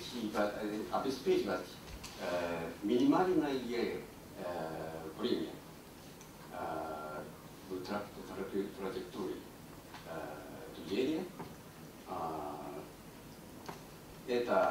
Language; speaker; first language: Russian; non-native, learner; Japanese